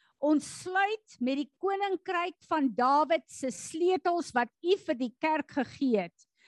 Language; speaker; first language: Afrikaans; native; Afrikaans